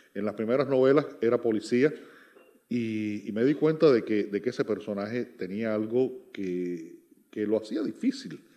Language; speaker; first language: Spanish; native; Spanish